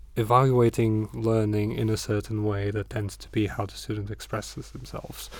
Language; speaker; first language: English; non-native, fluent; Portuguese